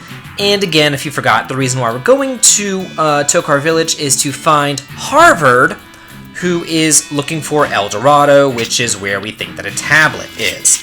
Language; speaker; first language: English; native; English